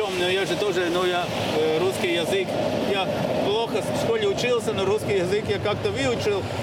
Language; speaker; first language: Russian; non-native, local second language; Latvian